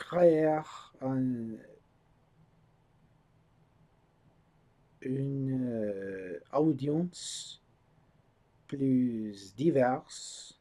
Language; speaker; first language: French; non-native, learner; English